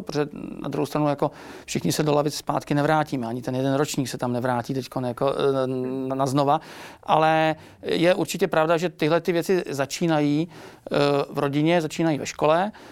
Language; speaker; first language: Czech; native; Czech